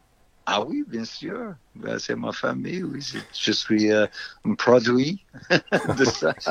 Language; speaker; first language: French; non-native, fluent; English